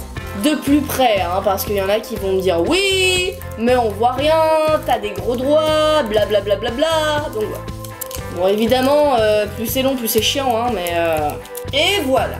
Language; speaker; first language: French; native; French